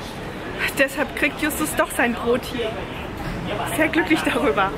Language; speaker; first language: German; native; German